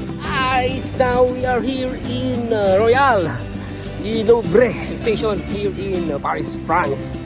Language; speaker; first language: English; non-native, local second language; Filipino